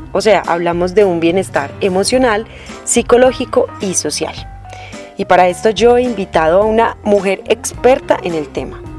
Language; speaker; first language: Spanish; native; Spanish